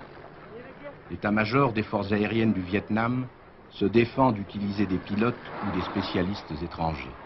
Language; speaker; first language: French; native; French